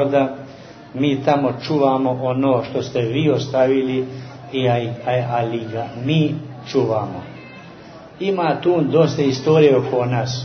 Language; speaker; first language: Serbian; early bilingual, heritage; Serbian